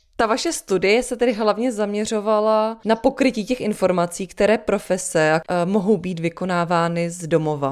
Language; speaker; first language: Czech; native; Czech